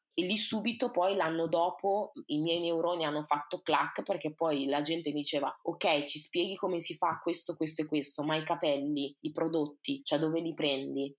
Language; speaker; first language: Italian; early bilingual, other home language; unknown